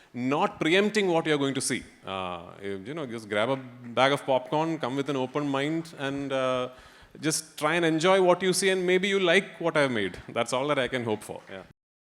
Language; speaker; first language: English; non-native, local second language; Malayalam